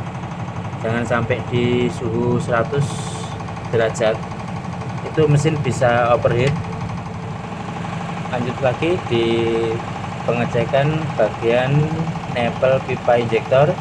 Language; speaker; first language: Indonesian; non-native, local second language; Javanese